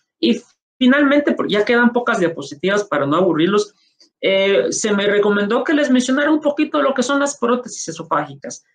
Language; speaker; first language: Spanish; native; Spanish